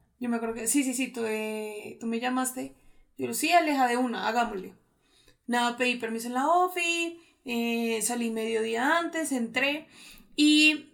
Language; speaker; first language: Spanish; native; Spanish